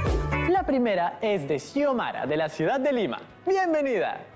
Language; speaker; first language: Spanish; native; Spanish